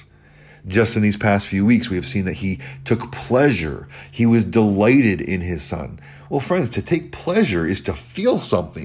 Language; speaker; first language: English; native; English